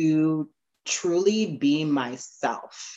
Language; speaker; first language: English; native; English